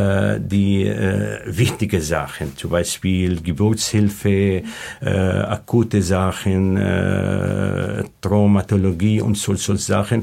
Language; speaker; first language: German; non-native, learner; Arabic